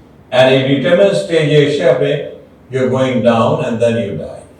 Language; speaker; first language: English; non-native, local second language; Bangla